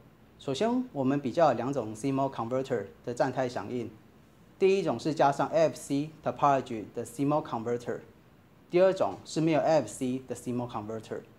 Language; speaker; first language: Chinese; native; Chinese